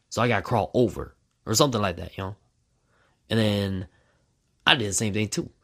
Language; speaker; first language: English; native; English